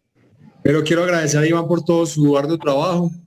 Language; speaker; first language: Spanish; native; Spanish